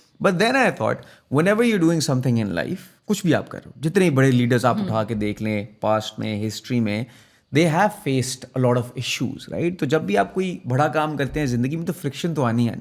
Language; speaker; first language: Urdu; native; Urdu